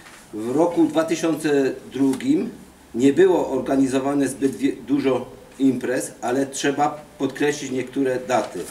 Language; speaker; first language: Polish; early bilingual, heritage; Polish